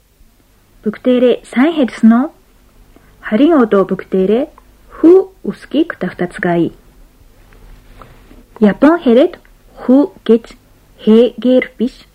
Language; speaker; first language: Mongolian; non-native, fluent; Japanese